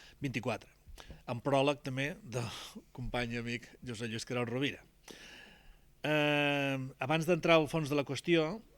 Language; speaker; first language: Catalan; native; Catalan